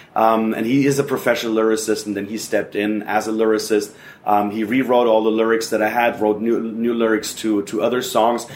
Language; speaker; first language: English; non-native, fluent; German